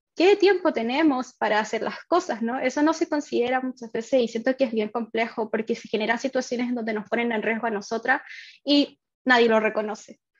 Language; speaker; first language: Spanish; native; Spanish